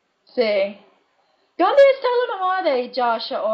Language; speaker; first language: Spanish; non-native, fluent; English